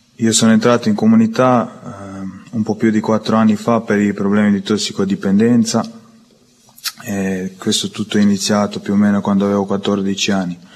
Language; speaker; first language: Italian; non-native, learner; Croatian